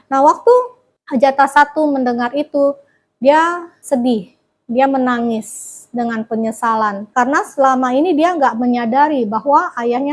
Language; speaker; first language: Indonesian; native; Indonesian